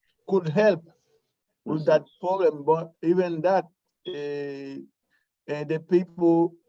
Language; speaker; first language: English; non-native, learner; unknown